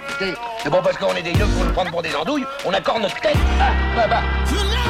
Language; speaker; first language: French; native; French